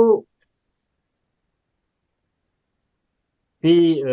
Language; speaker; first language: Arabic; non-native, fluent; Indonesian